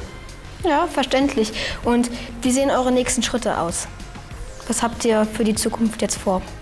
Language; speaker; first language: German; native; German